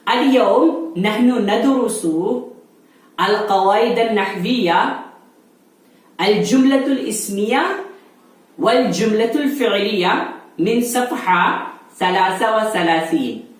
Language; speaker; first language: Arabic; non-native, fluent; Malayalam